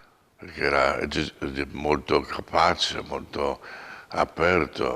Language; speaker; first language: Italian; non-native, fluent; Polish